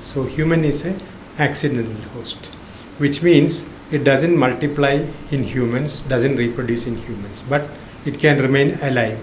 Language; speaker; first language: English; non-native, local second language; Malayalam